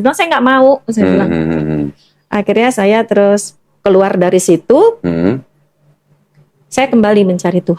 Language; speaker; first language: Indonesian; native; Indonesian